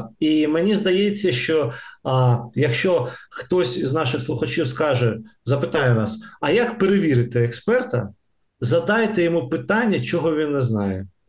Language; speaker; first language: Ukrainian; non-native, local second language; Russian